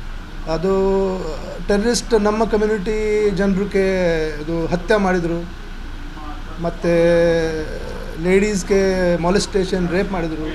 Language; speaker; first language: Kannada; non-native, learner; Kashmiri